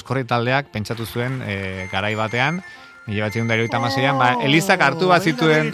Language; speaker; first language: Basque; native; Basque